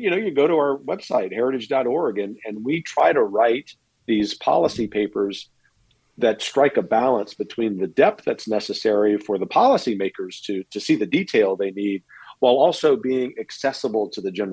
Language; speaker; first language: English; native; English